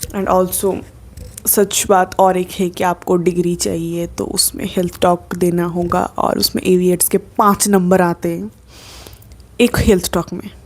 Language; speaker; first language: Hindi; non-native, local second language; Bangla